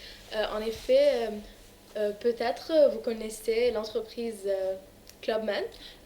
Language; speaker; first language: French; non-native, local second language; Arabic